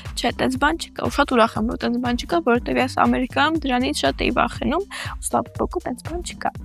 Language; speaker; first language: Armenian; early bilingual, heritage; Armenian